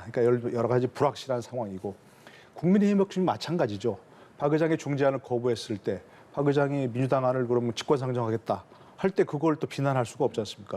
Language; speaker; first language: Korean; native; Korean